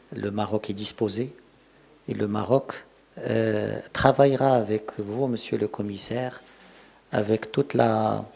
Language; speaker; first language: French; non-native, local second language; Arabic